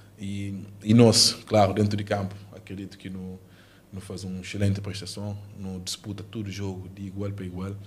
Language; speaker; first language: Portuguese; non-native, local second language; Kabuverdianu